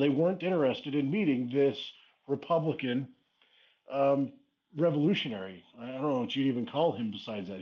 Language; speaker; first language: English; native; English